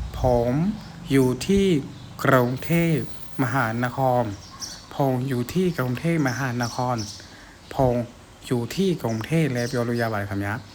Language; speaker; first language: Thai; non-native, fluent; Burmese